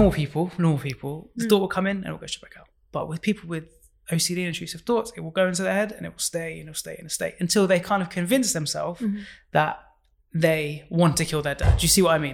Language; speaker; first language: English; native; English